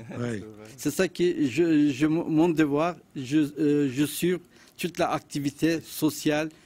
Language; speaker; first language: French; non-native, learner; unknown